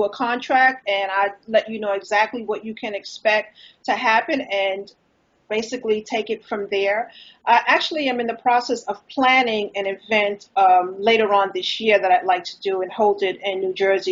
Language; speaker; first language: English; native; English